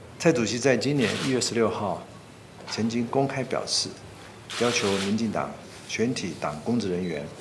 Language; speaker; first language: Chinese; native; Chinese